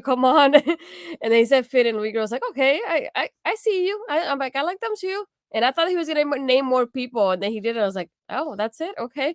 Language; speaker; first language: English; native; English